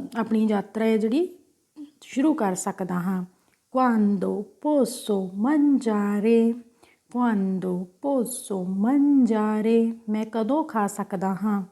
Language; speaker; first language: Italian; non-native, fluent; Punjabi